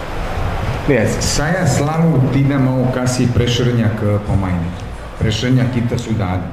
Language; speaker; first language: Indonesian; non-native, fluent; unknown